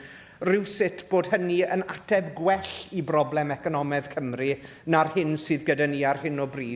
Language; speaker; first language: Welsh; native; Welsh